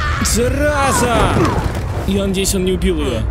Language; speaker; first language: Russian; native; Russian